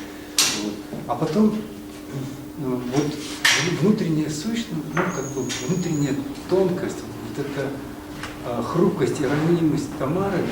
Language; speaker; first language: Russian; native; Russian